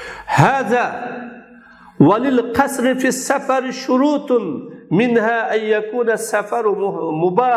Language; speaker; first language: Arabic; non-native, fluent; Uzbek